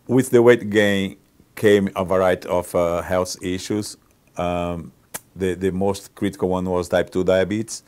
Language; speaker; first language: English; non-native, fluent; Portuguese